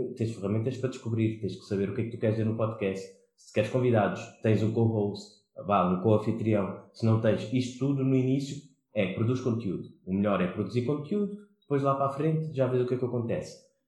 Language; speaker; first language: Portuguese; non-native, local second language; Kabuverdianu